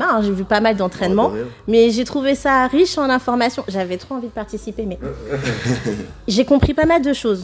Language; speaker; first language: French; native; French